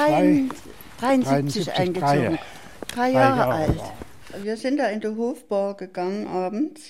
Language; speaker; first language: German; native; German